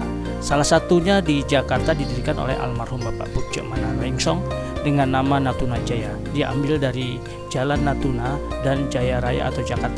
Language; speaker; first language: Indonesian; native; Indonesian